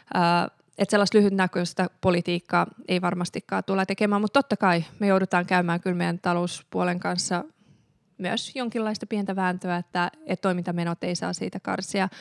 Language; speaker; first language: Finnish; early bilingual, other home language; Persian